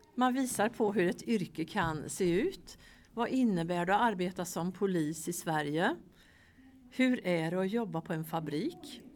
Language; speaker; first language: Swedish; native; Swedish